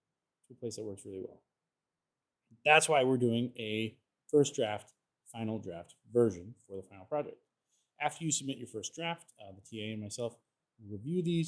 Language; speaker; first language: English; native; English